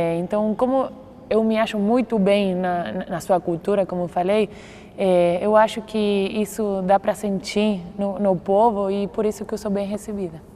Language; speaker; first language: Portuguese; non-native, fluent; Spanish